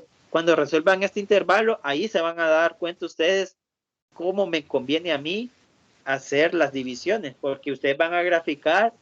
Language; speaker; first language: Spanish; native; Spanish